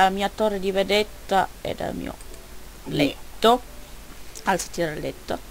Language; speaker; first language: Italian; native; Italian